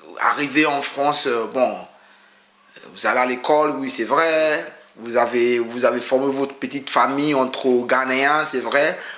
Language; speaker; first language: French; non-native, fluent; Akan